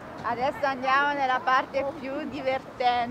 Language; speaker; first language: Italian; native; Italian